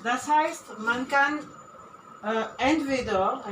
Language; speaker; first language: German; non-native, fluent; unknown